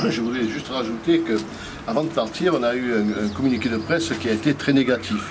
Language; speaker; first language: French; native; French